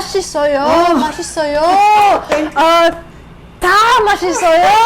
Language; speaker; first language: Korean; non-native, learner; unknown